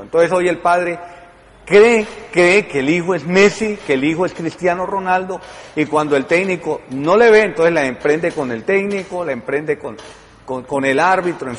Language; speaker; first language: Spanish; native; Spanish